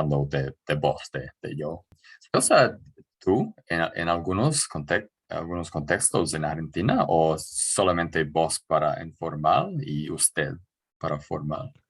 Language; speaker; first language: Spanish; non-native, fluent; English